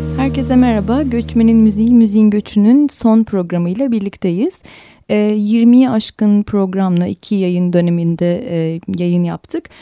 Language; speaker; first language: Turkish; native; Turkish